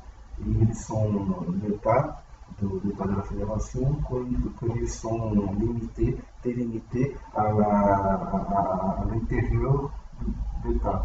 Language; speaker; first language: French; non-native, learner; Portuguese